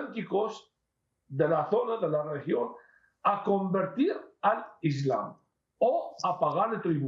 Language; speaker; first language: Spanish; non-native, fluent; Arabic